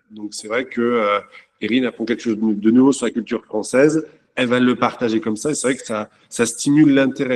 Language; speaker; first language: French; native; French